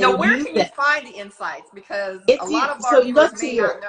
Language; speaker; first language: English; native; English